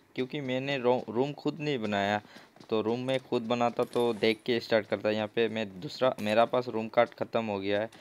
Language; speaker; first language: Hindi; non-native, local second language; Assamese